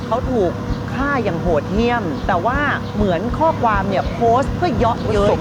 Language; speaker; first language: Thai; native; Thai